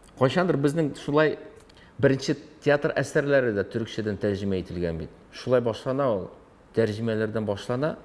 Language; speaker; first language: Tatar; non-native, local second language; Russian